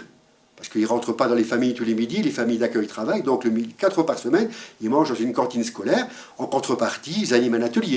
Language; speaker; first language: French; native; French